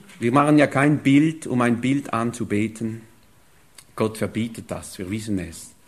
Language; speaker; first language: German; non-native, fluent; French